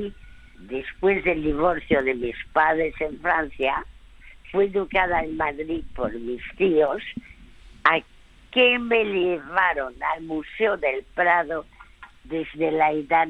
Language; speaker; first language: Spanish; early bilingual, other home language; French